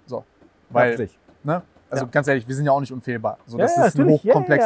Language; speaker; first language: German; native; German